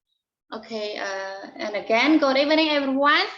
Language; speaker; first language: English; non-native, learner; Khmer